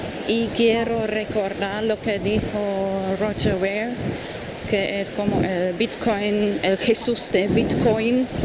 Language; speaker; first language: Spanish; non-native, fluent; German